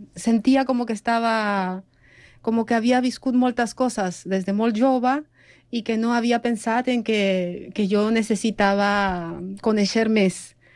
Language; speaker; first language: Catalan; non-native, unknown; Spanish